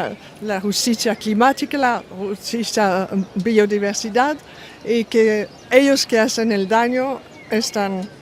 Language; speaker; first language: Spanish; non-native, fluent; French